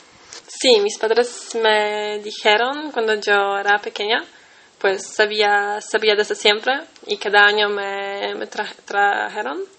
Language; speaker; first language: Spanish; non-native, fluent; Polish